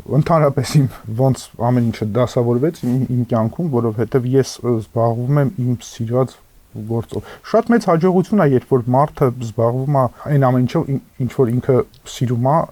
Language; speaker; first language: Armenian; native; Armenian